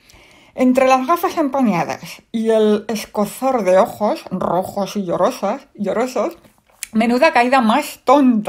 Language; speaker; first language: Spanish; native; Spanish